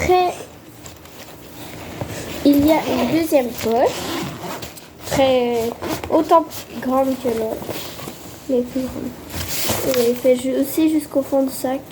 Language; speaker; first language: French; native; French